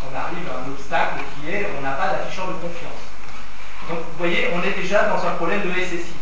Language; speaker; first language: French; native; French